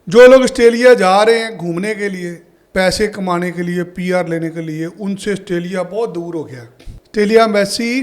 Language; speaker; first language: Hindi; non-native, local second language; Punjabi